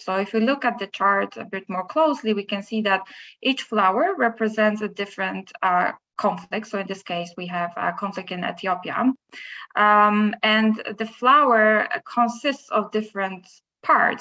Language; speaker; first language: English; non-native, fluent; Polish